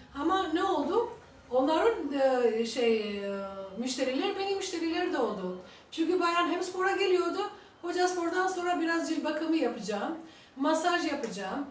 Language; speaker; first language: Turkish; non-native, fluent; Albanian